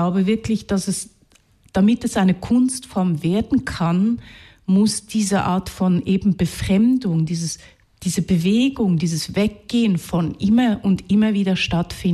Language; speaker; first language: German; non-native, fluent; Hungarian